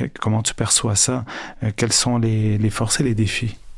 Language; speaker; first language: French; non-native, fluent; Spanish